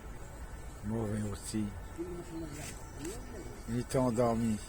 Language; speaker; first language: French; early bilingual, other home language; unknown